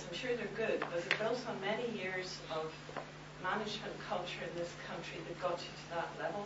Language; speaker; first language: English; native; English